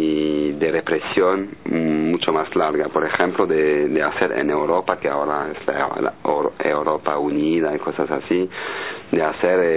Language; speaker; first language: Spanish; non-native, learner; French